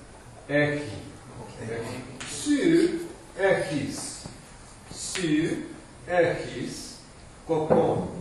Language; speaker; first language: Greek; non-native, fluent; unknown